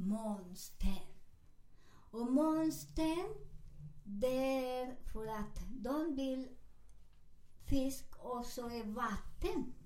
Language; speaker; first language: Swedish; non-native, learner; Spanish